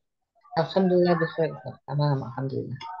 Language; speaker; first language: Arabic; non-native, learner; Indonesian